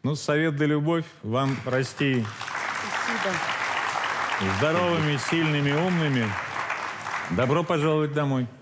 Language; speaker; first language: Russian; native; Russian